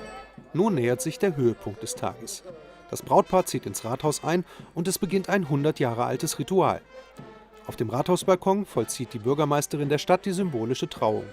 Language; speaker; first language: German; native; German